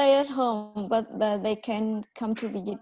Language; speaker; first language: English; non-native, learner; Vietnamese